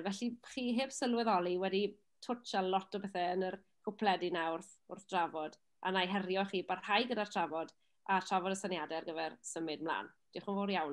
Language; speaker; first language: Welsh; native; Welsh